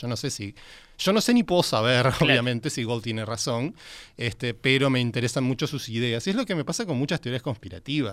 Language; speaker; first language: Spanish; native; Spanish